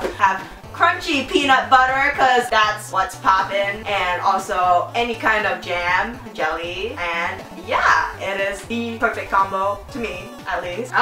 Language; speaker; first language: English; non-native, local second language; Chinese